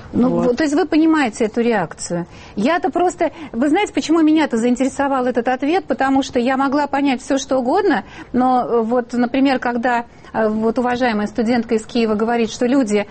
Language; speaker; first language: Russian; native; Russian